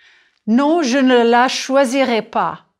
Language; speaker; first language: French; non-native, fluent; English